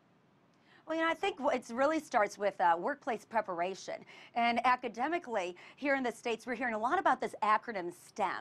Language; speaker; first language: English; native; English